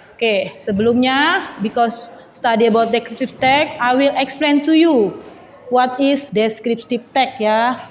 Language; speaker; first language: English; non-native, learner; Indonesian